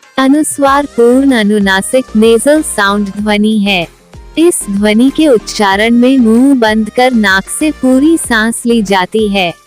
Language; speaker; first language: Hindi; non-native, local second language; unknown